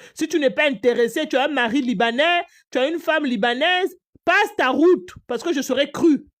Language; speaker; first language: French; non-native, local second language; Lingala